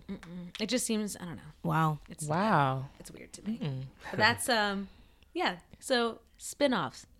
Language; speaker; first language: English; native; English